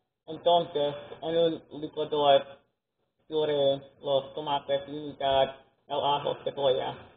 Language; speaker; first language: Spanish; non-native, learner; English